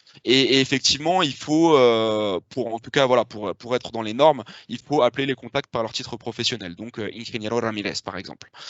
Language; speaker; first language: French; native; French